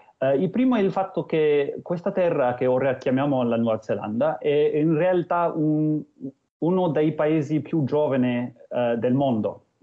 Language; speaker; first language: Italian; non-native, fluent; English